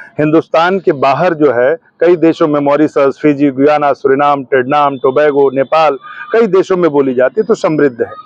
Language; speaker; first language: Hindi; non-native, local second language; Bhojpuri